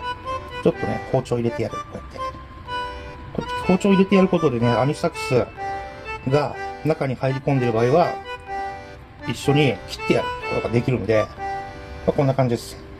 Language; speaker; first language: Japanese; native; Japanese